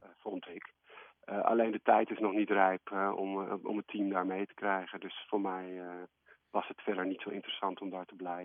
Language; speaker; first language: Dutch; native; Dutch